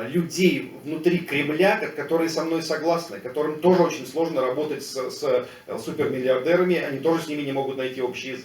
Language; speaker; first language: Russian; native; Russian